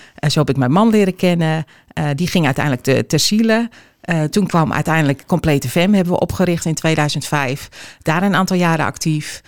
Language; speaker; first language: Dutch; native; Dutch